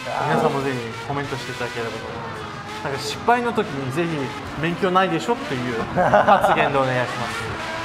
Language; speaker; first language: Japanese; non-native, fluent; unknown